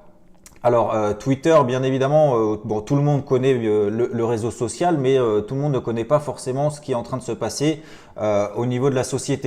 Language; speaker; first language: French; native; French